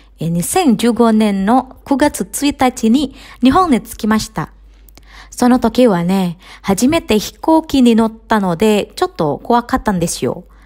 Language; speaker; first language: Japanese; non-native, fluent; Indonesian